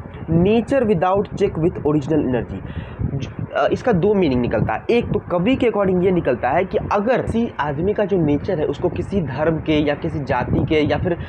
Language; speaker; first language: Hindi; native; Hindi